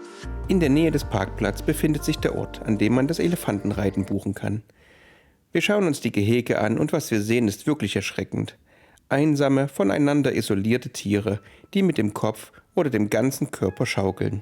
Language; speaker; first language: German; native; German